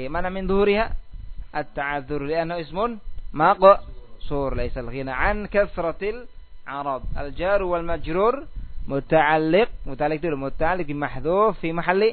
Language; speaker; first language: Arabic; non-native, fluent; Indonesian